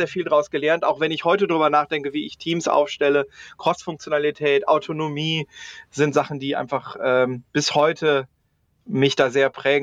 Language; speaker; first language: German; native; German